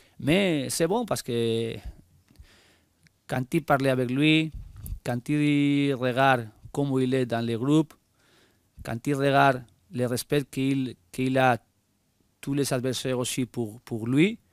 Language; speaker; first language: French; non-native, learner; Spanish